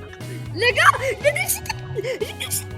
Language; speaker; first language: French; native; French